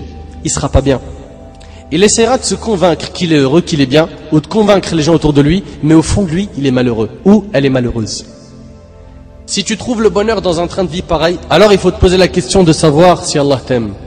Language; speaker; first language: French; native; French